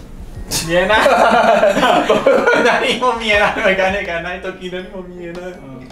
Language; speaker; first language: Japanese; non-native, learner; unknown